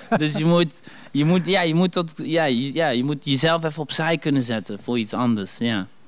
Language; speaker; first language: Dutch; early bilingual, other home language; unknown